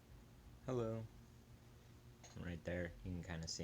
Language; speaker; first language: English; native; English